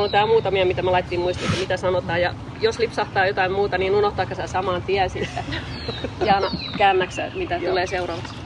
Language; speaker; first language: Finnish; native; Finnish